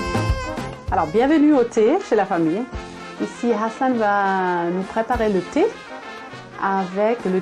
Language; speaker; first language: French; non-native, fluent; German